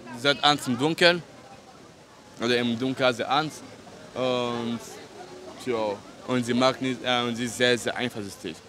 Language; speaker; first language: German; early bilingual, other home language; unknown